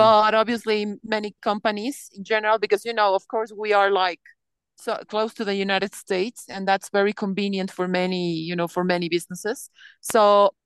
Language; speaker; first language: English; non-native, fluent; Spanish